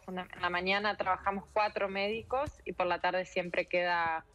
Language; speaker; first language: Spanish; native; Spanish